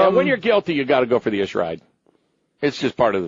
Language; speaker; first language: English; native; English